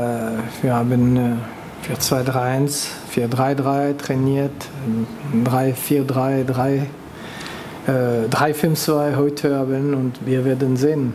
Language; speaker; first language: German; non-native, local second language; French